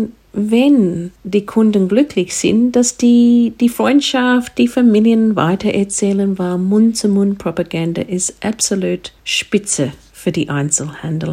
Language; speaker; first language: German; non-native, fluent; English